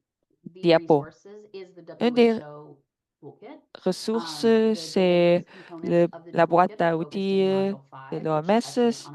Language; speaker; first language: French; non-native, fluent; English